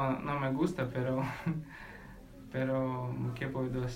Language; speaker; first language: Spanish; non-native, learner; Ukrainian